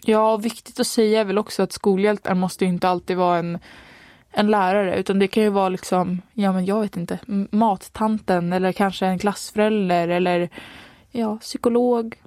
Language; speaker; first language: Swedish; native; Swedish